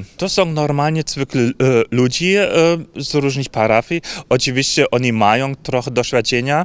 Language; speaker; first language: Polish; non-native, learner; German